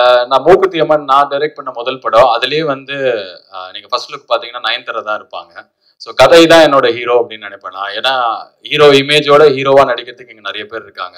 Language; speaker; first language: Tamil; native; Tamil